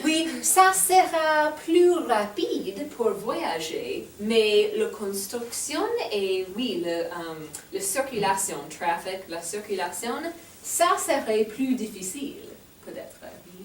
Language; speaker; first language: French; non-native, fluent; English